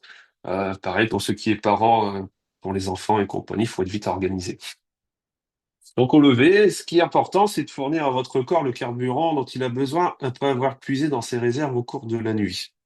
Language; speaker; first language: French; native; French